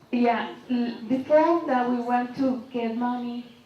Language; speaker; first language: English; non-native, learner; Spanish